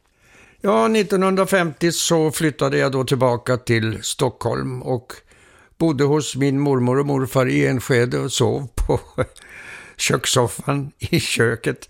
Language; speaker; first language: Swedish; early bilingual, heritage; Swedish